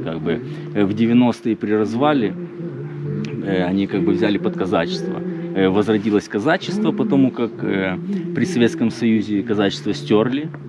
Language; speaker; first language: Russian; native; Russian